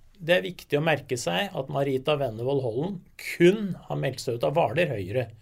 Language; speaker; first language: Norwegian; native; Norwegian